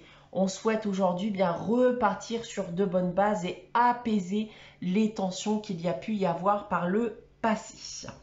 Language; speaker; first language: French; native; French